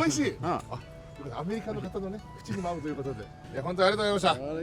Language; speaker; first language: Japanese; native; Japanese